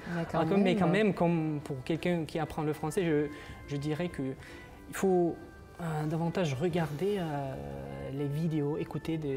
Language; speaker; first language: French; non-native, fluent; Uzbek